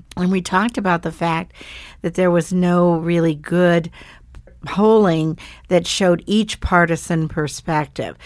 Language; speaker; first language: English; native; English